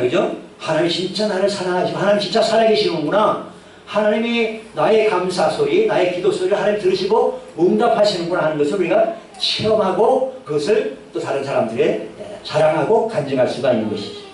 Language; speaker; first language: Korean; native; Korean